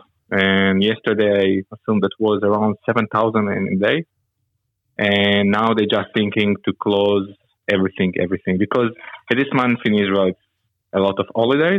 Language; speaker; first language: English; non-native, learner; Hebrew